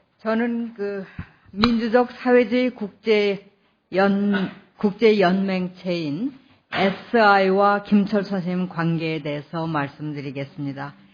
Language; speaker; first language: Korean; native; Korean